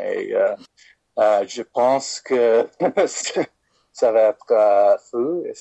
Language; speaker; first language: French; non-native, fluent; English